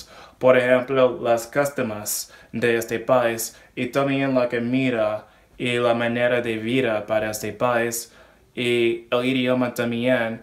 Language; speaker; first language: Spanish; non-native, learner; English